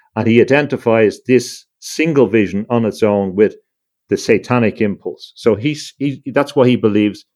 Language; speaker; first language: English; native; English